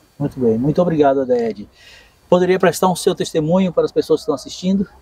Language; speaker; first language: Portuguese; native; Portuguese